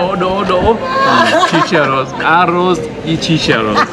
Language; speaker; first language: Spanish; non-native, learner; Vietnamese